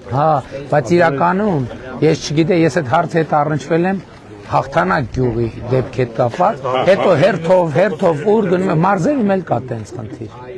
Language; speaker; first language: Armenian; native; Armenian